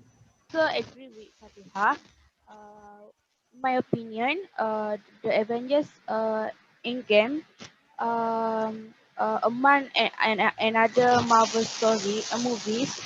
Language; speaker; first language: English; non-native, learner; Malay